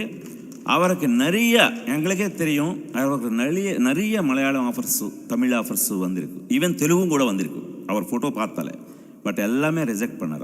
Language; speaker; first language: Tamil; non-native, fluent; Telugu